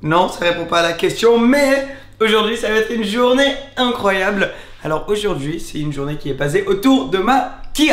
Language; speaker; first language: French; native; French